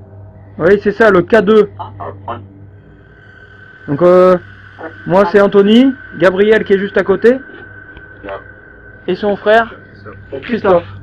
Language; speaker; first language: French; native; French